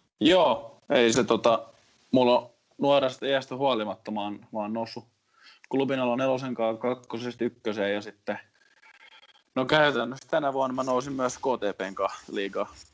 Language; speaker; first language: Finnish; native; Finnish